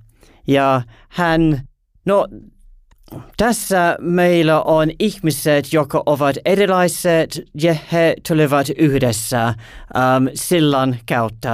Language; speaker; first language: Finnish; non-native, learner; English